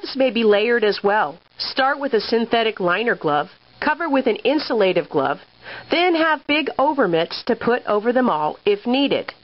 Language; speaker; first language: English; native; English